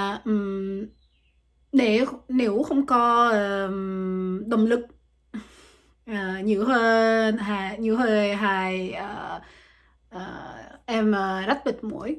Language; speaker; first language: Vietnamese; non-native, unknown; French